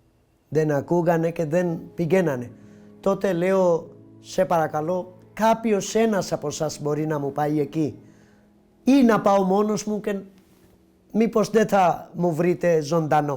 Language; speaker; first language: Greek; non-native, learner; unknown